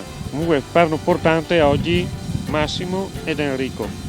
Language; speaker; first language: Italian; native; Italian